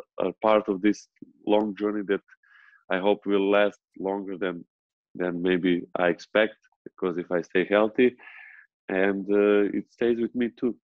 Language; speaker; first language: English; non-native, fluent; Serbian